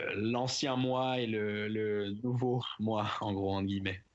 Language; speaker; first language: French; native; French